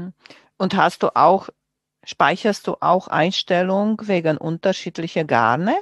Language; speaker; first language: German; non-native, fluent; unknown